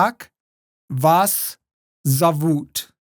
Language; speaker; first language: Russian; non-native, learner; English